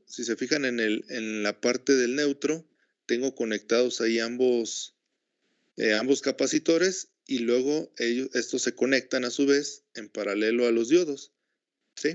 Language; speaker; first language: Spanish; native; Spanish